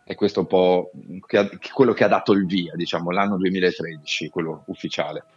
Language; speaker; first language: Italian; native; Italian